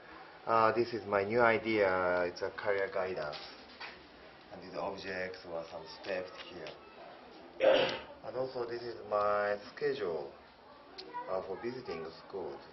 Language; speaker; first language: English; non-native, learner; Japanese